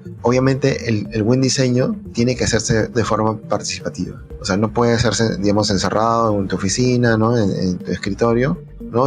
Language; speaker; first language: Spanish; native; Spanish